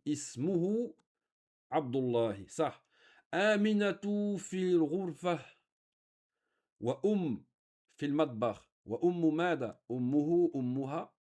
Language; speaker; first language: Arabic; non-native, fluent; French